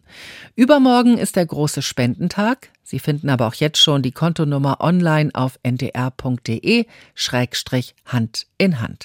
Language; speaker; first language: German; native; German